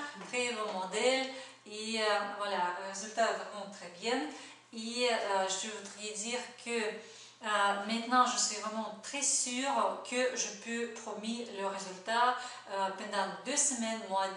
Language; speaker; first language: French; non-native, fluent; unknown